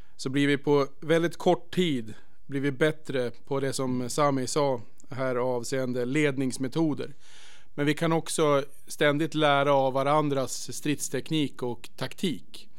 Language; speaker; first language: Swedish; native; Swedish